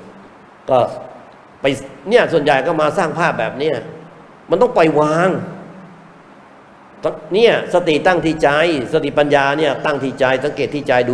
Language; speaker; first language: Thai; native; Thai